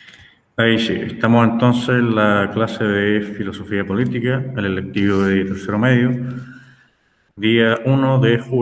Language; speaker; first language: Spanish; native; Spanish